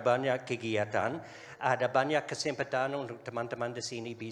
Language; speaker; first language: Indonesian; non-native, fluent; English